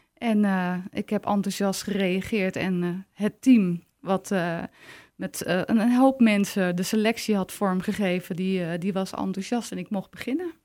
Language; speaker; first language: Dutch; native; Dutch